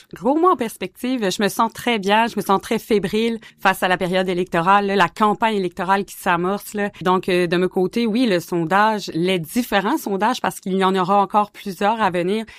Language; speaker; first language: French; native; French